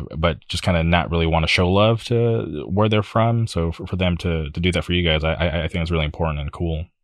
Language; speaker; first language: English; native; English